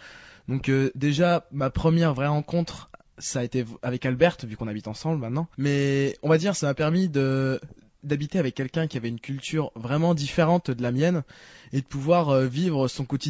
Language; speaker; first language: French; native; French